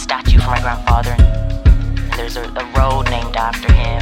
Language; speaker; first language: English; native; English